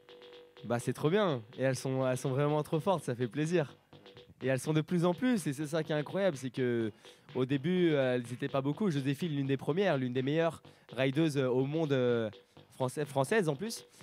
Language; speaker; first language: French; native; French